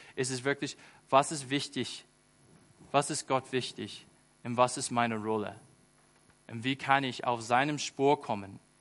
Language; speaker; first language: German; non-native, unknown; English